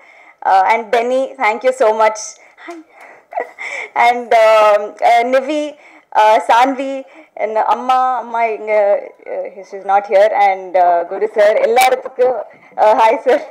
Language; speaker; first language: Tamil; non-native, learner; Telugu